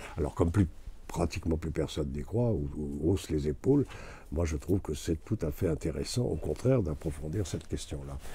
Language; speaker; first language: French; native; French